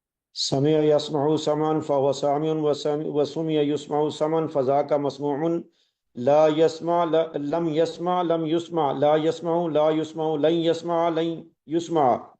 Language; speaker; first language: Arabic; non-native, learner; Urdu